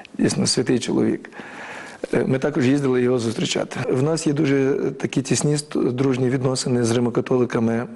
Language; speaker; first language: Ukrainian; native; Ukrainian